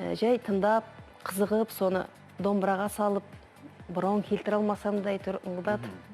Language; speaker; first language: Kazakh; non-native, local second language; Russian